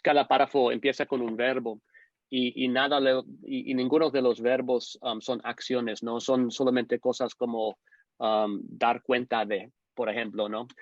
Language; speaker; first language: Spanish; non-native, fluent; English